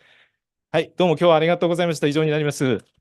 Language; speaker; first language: Japanese; native; Japanese